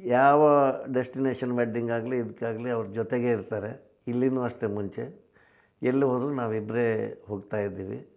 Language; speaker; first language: Kannada; non-native, local second language; Konkani